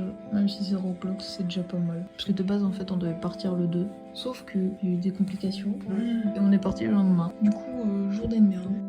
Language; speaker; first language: French; native; French